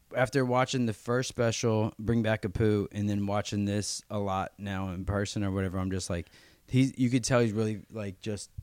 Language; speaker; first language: English; native; English